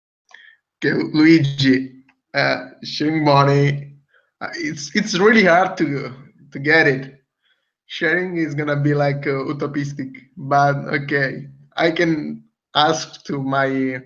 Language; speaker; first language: English; non-native, fluent; Italian